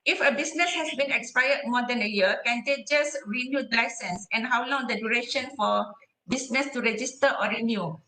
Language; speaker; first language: English; non-native, local second language; Malay